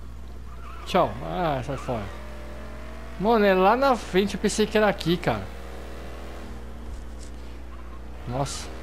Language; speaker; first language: Portuguese; native; Portuguese